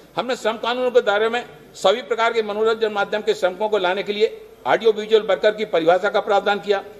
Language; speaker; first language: Hindi; native; Hindi